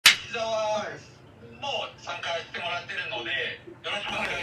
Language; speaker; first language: Japanese; non-native, learner; Indonesian